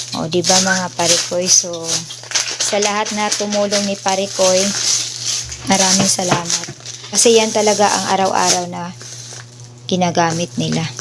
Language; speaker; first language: Filipino; non-native, local second language; Cebuano